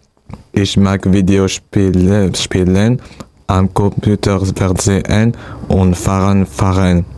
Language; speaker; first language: German; non-native, learner; French